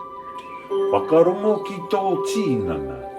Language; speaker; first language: Māori; non-native, local second language; English